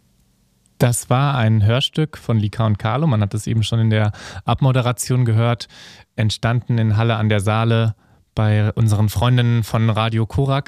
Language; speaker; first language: German; native; German